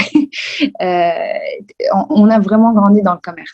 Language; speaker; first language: French; non-native, local second language; Arabic